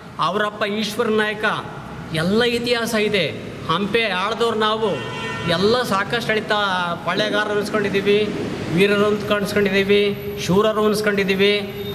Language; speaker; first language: Kannada; native; Kannada